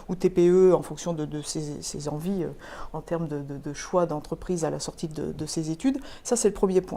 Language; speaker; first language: French; native; French